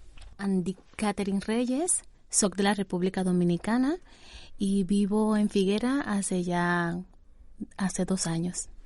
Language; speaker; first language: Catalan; non-native, learner; Spanish